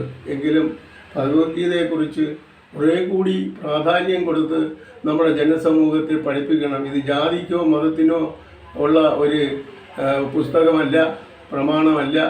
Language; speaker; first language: Malayalam; native; Malayalam